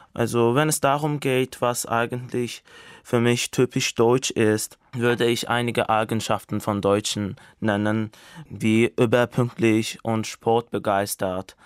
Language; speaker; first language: German; non-native, fluent; Azerbaijani